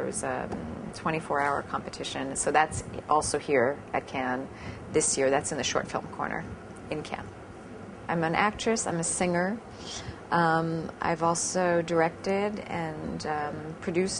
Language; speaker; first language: English; native; English